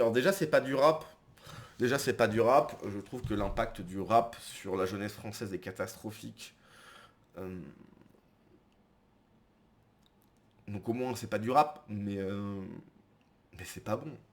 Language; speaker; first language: French; native; French